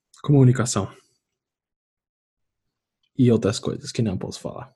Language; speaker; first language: Portuguese; non-native, fluent; English